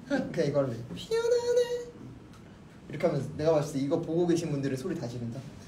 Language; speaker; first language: Korean; native; Korean